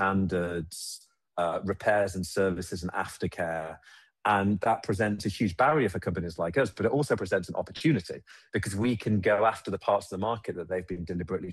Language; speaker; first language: English; native; English